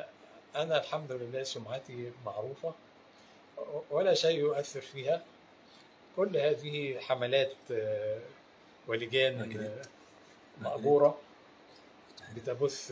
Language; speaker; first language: Arabic; native; Arabic